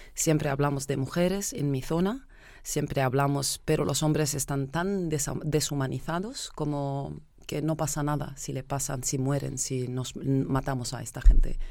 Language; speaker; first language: Spanish; non-native, fluent; Arabic